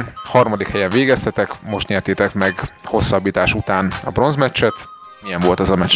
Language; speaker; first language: Hungarian; native; Hungarian